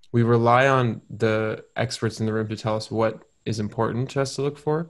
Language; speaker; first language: English; native; English